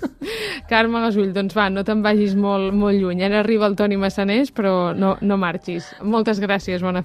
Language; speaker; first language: Catalan; native; Catalan